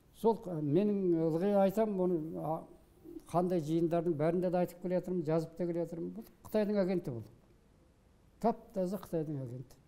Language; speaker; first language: Kazakh; native; Kazakh